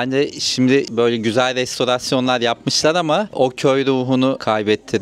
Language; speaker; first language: Turkish; native; Turkish